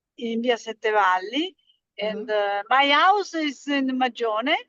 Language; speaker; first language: English; non-native, learner; Italian